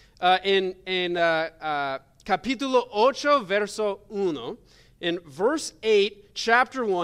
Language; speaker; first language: Spanish; non-native, learner; English